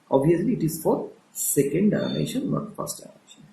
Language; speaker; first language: English; non-native, local second language; Bangla